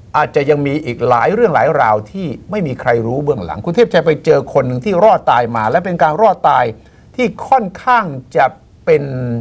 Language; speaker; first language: Thai; native; Thai